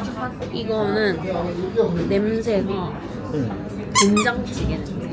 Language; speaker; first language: Korean; non-native, learner; Mongolian